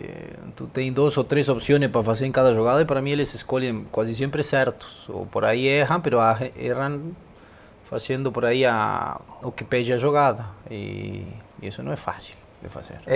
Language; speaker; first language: Spanish; non-native, fluent; Portuguese